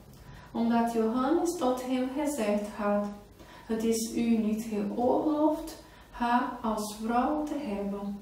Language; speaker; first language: Dutch; non-native, fluent; Portuguese